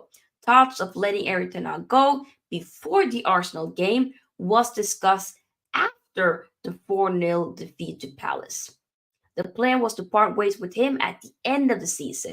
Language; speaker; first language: English; native; English